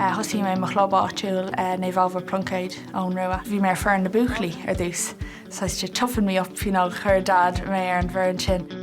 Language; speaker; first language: Irish; non-native, local second language; English